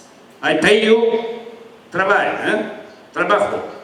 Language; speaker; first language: English; non-native, learner; Polish